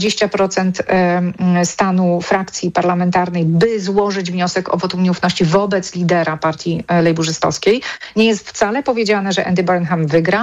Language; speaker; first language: Polish; native; Polish